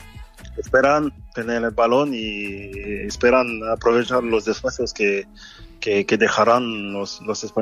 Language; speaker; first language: Spanish; non-native, fluent; French